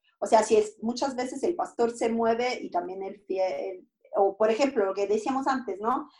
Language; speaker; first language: Spanish; non-native, fluent; Italian